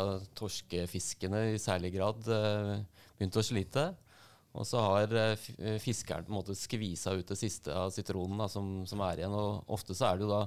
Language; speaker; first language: Norwegian; native; Norwegian